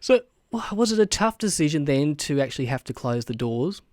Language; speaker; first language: English; native; English